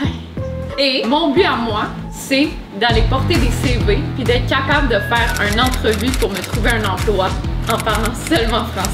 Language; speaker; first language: French; native; French